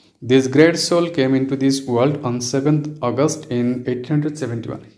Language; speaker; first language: English; non-native, local second language; Bangla